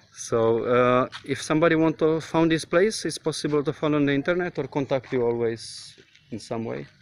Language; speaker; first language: English; non-native, fluent; Czech